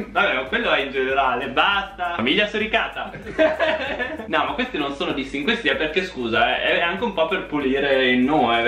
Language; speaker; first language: Italian; native; Italian